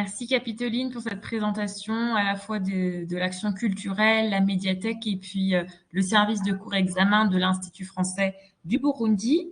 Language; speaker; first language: French; native; French